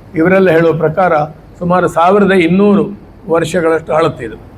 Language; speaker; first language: Kannada; native; Kannada